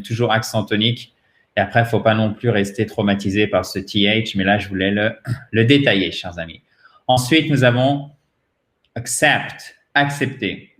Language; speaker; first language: French; native; French